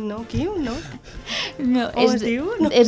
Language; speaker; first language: Catalan; non-native, local second language; Spanish